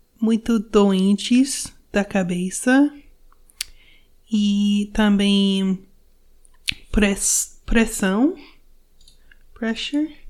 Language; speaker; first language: Portuguese; non-native, learner; English